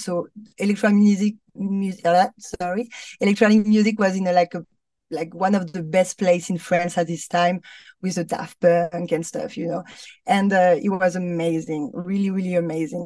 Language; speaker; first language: English; non-native, fluent; French